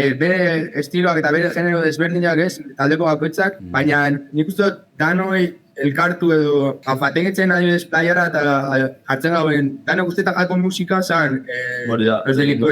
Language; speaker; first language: Basque; native; Basque